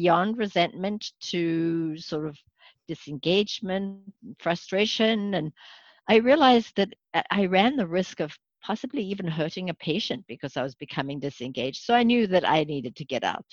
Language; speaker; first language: English; native; English